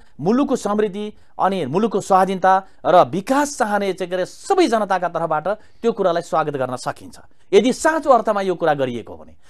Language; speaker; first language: Nepali; native; Nepali